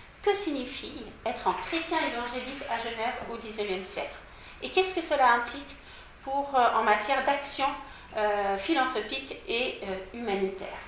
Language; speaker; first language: French; native; French